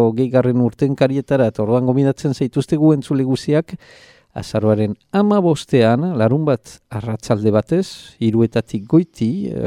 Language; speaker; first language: Basque; native; Basque